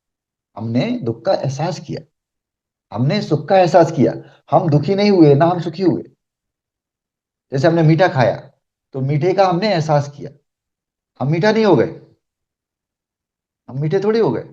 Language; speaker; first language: Hindi; native; Hindi